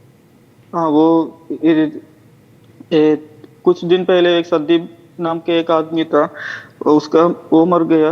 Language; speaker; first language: Hindi; non-native, local second language; Malayalam